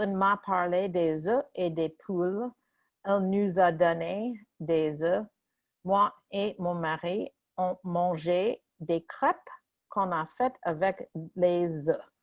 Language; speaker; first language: French; non-native, fluent; English